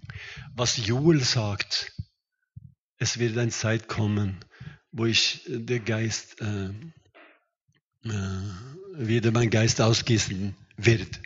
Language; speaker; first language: German; non-native, fluent; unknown